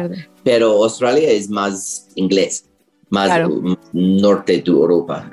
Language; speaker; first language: Spanish; non-native, learner; English